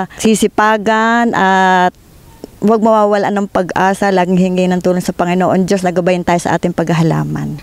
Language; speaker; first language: Filipino; native; Filipino